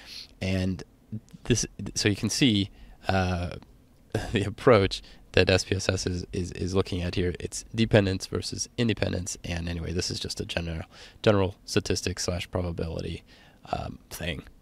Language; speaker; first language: English; native; English